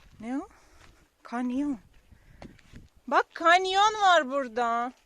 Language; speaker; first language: Turkish; non-native, learner; Russian